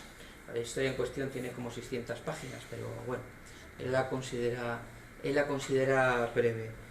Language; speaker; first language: Spanish; native; Spanish